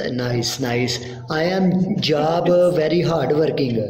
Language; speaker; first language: English; non-native, learner; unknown